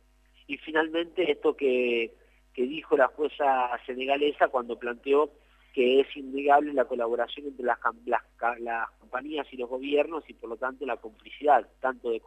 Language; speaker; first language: Spanish; native; Spanish